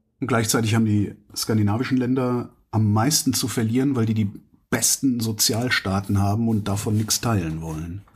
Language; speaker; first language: German; native; German